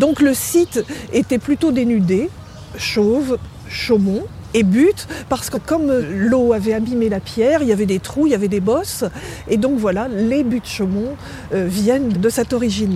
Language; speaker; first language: French; native; French